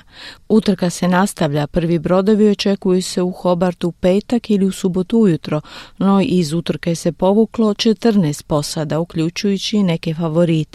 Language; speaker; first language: Croatian; native; Croatian